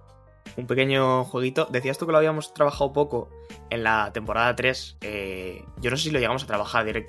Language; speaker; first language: Spanish; native; Spanish